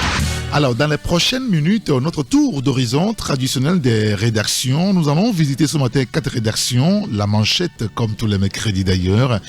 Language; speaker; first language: French; native; French